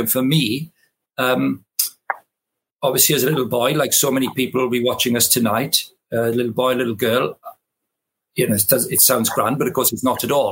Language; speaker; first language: English; native; English